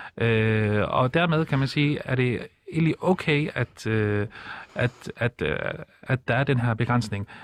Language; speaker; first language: Danish; early bilingual, other home language; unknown